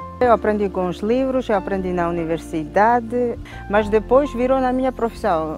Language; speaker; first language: Portuguese; non-native, fluent; Georgian